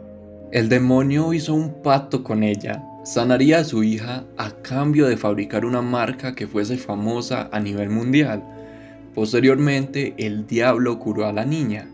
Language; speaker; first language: Spanish; native; Spanish